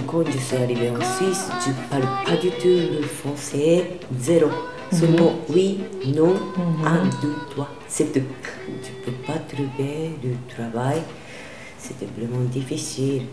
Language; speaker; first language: French; non-native, learner; Japanese